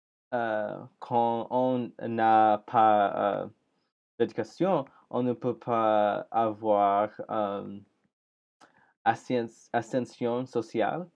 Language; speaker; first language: French; non-native, learner; English